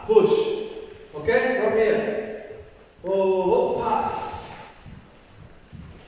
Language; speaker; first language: English; non-native, learner; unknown